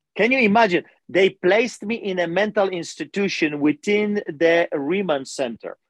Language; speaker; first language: English; non-native, fluent; Polish